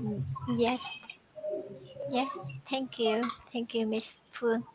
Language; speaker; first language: English; non-native, learner; Vietnamese